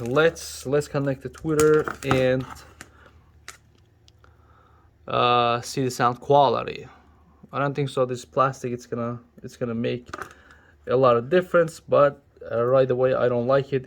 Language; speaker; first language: English; non-native, local second language; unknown